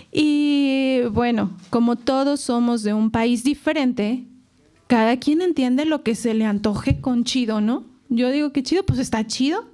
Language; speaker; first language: Spanish; native; Spanish